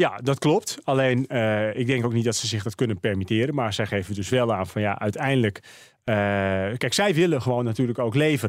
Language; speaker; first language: Dutch; native; Dutch